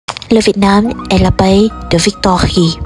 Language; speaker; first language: French; non-native, learner; Vietnamese